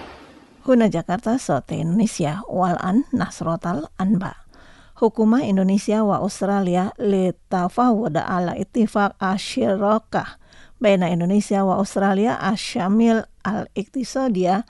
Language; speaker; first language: Arabic; non-native, fluent; Indonesian